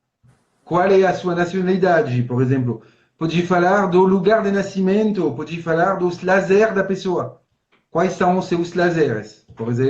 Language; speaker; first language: Portuguese; non-native, fluent; French